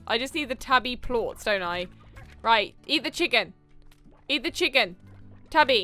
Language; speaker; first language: English; native; English